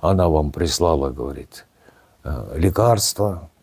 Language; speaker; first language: Russian; non-native, local second language; Kazakh